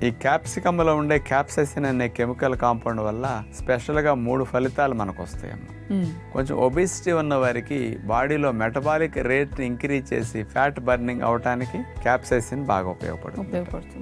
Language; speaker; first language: Telugu; native; Telugu